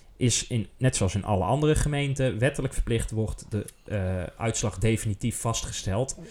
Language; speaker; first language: Dutch; native; Dutch